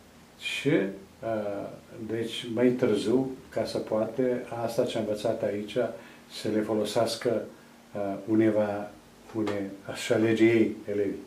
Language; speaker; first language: Romanian; non-native, local second language; Serbian